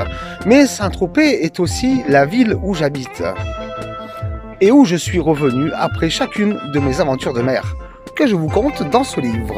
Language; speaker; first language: French; native; French